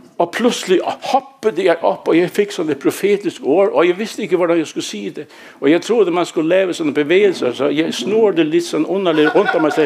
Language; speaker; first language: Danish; native; Danish